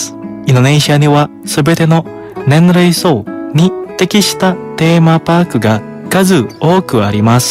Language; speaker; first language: Japanese; non-native, fluent; Indonesian